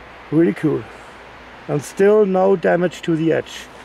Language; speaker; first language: English; non-native, fluent; German